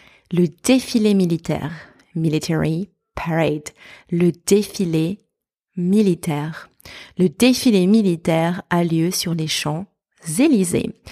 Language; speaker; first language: French; native; French